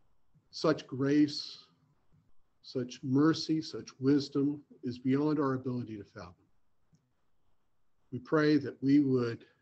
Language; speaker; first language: English; native; English